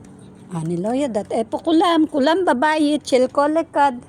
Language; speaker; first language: Hebrew; non-native, learner; Filipino